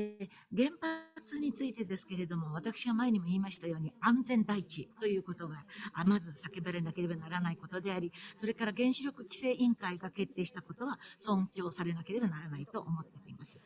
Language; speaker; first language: Japanese; native; Japanese